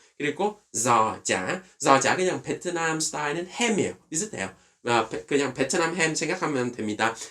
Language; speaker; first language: Korean; non-native, fluent; Vietnamese